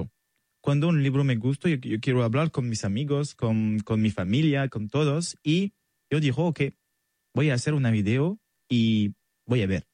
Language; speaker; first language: Spanish; non-native, fluent; French